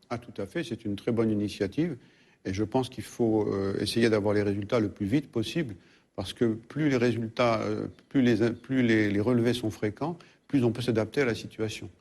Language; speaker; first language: French; native; French